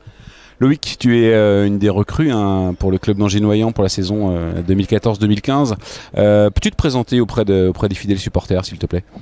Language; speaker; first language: French; native; French